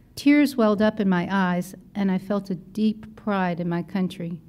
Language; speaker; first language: English; native; English